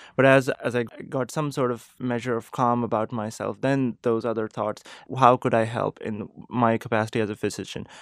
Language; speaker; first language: English; non-native, local second language; Urdu